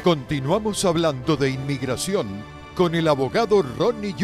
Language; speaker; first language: Spanish; native; Spanish